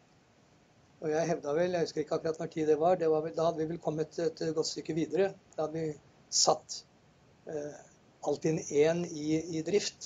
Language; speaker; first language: Norwegian; native; Norwegian